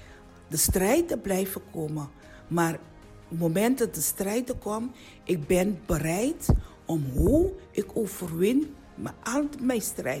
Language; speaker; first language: Dutch; non-native, learner; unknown